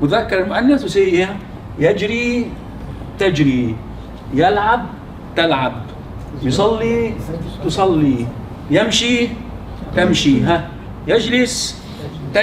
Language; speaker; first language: Arabic; non-native, fluent; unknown